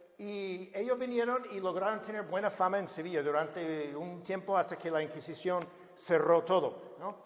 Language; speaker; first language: Spanish; non-native, fluent; English